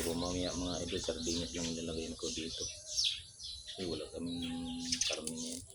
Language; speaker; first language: Filipino; non-native, local second language; Cebuano